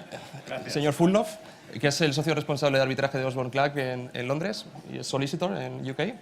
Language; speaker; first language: Spanish; native; Spanish